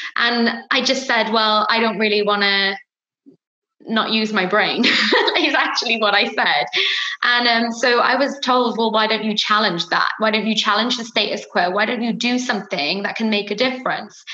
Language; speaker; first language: English; native; English